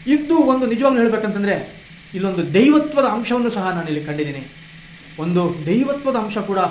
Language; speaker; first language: Kannada; non-native, local second language; Kodava